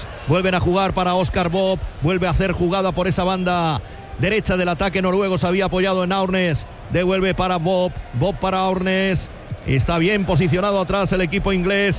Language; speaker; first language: Spanish; native; Spanish